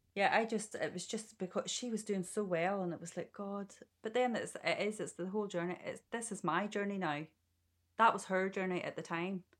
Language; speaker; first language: English; native; English